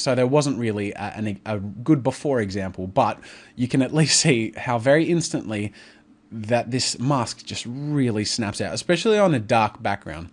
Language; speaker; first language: English; native; English